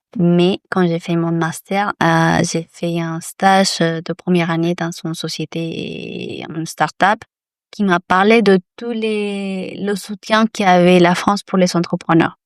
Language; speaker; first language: French; non-native, fluent; Spanish